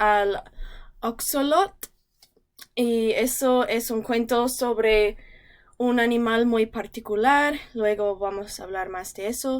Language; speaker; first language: Spanish; non-native, learner; English